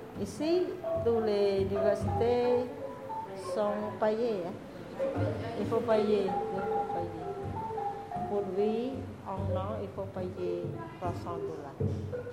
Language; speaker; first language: French; non-native, learner; Khmer